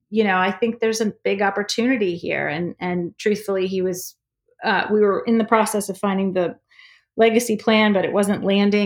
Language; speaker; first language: English; native; English